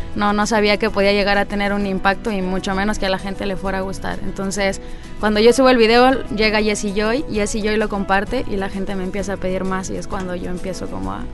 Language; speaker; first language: Spanish; native; Spanish